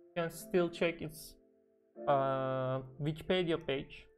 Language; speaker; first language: English; non-native, fluent; Turkish